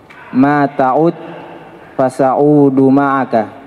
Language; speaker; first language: Arabic; non-native, learner; Indonesian